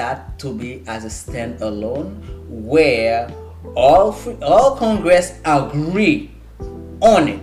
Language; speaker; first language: English; non-native, fluent; Haitian Creole